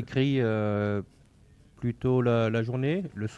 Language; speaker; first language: French; native; French